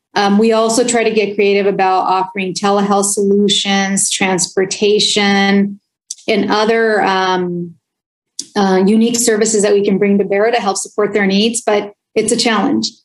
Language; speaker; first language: English; early bilingual, other home language; Spanish